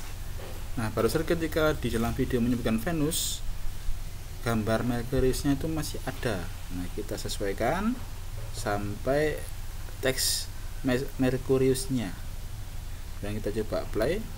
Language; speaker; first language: Indonesian; native; Indonesian